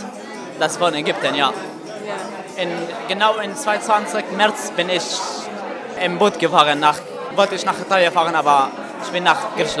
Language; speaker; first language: German; non-native, learner; Arabic